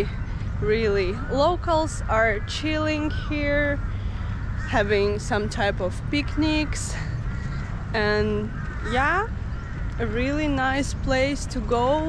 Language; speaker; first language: English; non-native, fluent; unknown